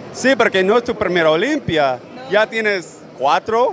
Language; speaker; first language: Spanish; native; Spanish